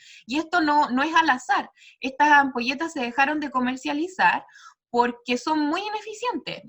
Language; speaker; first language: Spanish; native; Spanish